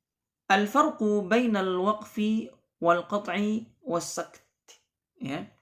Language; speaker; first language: Arabic; non-native, fluent; Indonesian